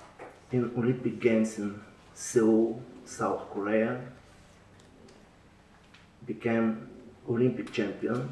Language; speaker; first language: English; non-native, learner; Bulgarian